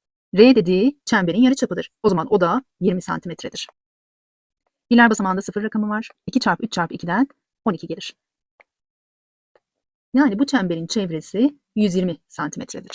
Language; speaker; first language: Turkish; native; Turkish